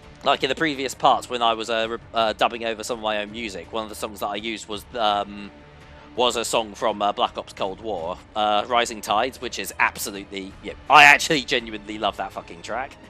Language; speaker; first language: English; native; English